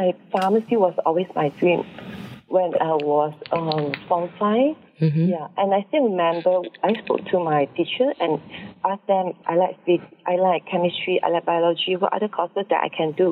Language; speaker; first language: English; non-native, local second language; Min Nan Chinese